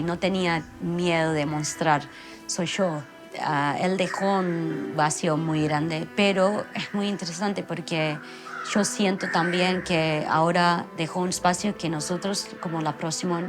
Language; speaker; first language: Spanish; non-native, fluent; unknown